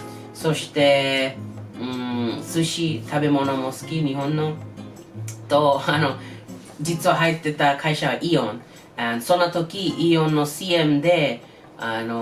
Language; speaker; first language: Japanese; non-native, learner; English